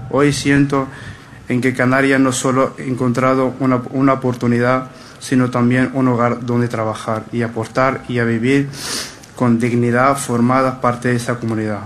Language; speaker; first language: Spanish; non-native, fluent; Arabic